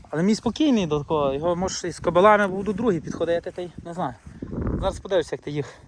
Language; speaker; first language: Ukrainian; native; Ukrainian